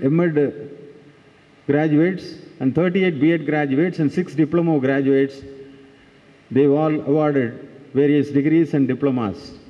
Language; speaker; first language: English; non-native, local second language; Tamil